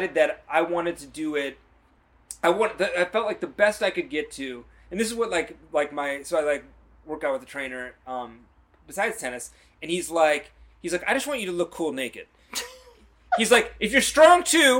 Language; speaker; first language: English; native; English